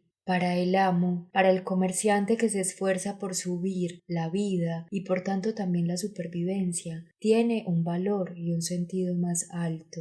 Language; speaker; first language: Spanish; native; Spanish